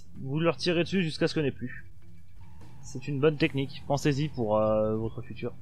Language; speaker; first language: French; native; French